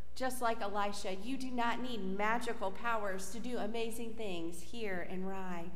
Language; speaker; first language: English; native; English